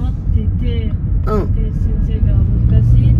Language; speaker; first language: Japanese; non-native, learner; Indonesian